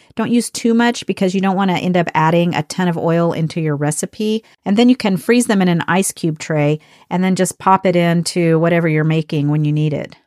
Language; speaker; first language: English; native; English